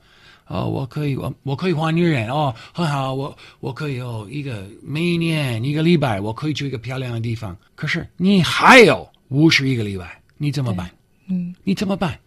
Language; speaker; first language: Chinese; non-native, learner; English